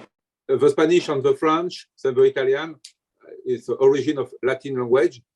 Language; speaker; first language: English; non-native, learner; French